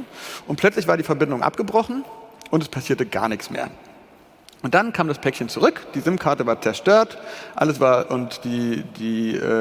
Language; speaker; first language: German; native; German